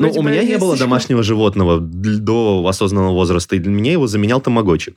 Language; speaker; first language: Russian; native; Russian